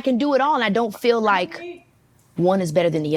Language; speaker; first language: English; native; English